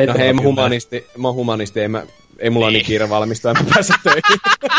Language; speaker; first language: Finnish; native; Finnish